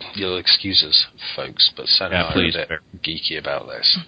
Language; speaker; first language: English; native; English